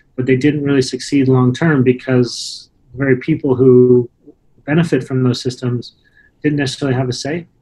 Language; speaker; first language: English; native; English